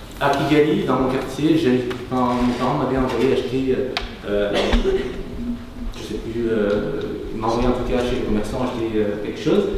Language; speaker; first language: French; non-native, local second language; Kinyarwanda